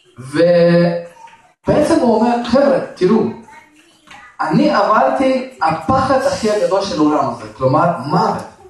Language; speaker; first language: Hebrew; non-native, fluent; Russian